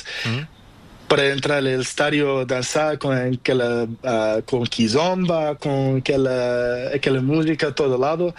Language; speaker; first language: Spanish; non-native, learner; Portuguese